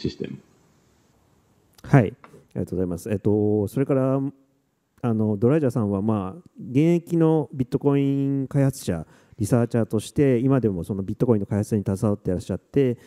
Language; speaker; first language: Japanese; native; Japanese